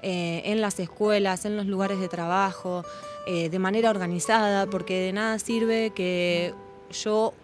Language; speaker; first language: Spanish; native; Spanish